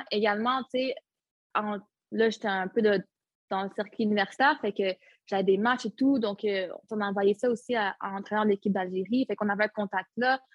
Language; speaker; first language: French; early bilingual, other home language; Arabic